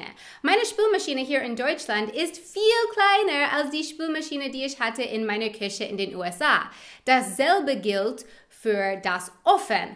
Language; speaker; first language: German; non-native, fluent; English